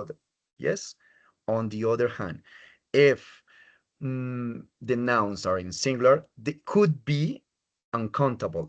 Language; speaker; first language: English; non-native, fluent; Spanish